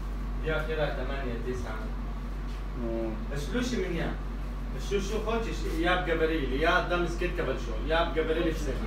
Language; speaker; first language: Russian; non-native, learner; Arabic